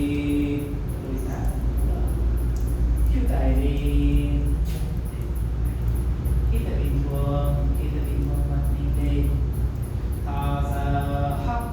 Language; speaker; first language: Vietnamese; non-native, learner; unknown